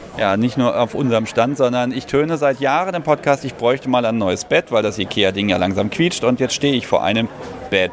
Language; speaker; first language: German; native; German